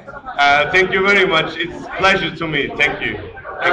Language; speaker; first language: English; non-native, learner; Turkish